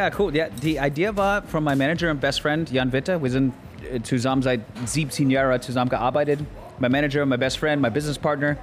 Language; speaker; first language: German; non-native, learner; English